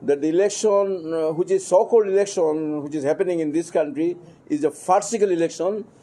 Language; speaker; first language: English; non-native, local second language; Bangla